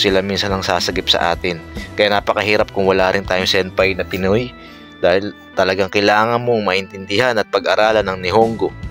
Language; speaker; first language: Filipino; native; Filipino